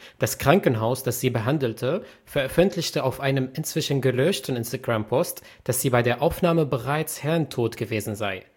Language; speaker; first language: German; native; German